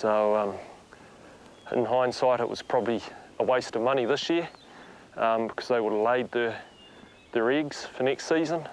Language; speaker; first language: English; native; English